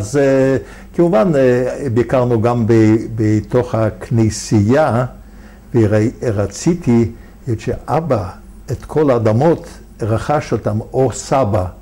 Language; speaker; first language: Hebrew; non-native, fluent; Yiddish